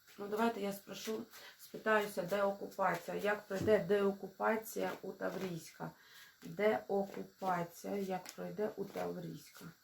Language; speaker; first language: Ukrainian; non-native, local second language; Russian